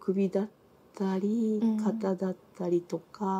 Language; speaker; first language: Japanese; native; Japanese